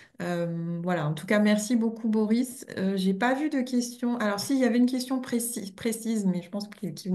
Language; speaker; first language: French; native; French